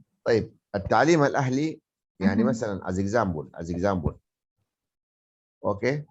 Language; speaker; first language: Arabic; native; Arabic